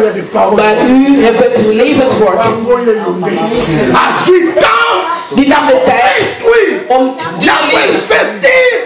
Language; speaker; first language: Dutch; non-native, learner; Lingala